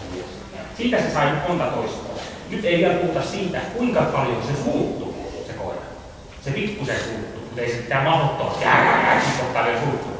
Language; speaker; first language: Finnish; native; Finnish